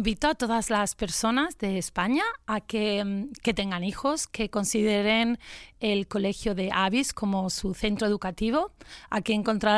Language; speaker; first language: English; non-native, fluent; Spanish